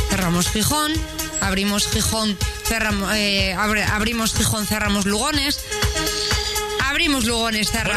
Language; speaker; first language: Spanish; native; Spanish